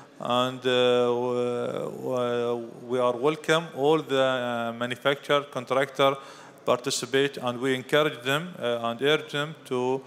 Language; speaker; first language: English; non-native, fluent; Arabic